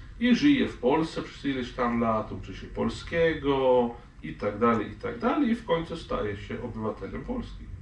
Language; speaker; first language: Polish; non-native, fluent; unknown